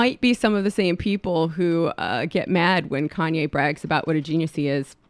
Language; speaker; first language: English; native; English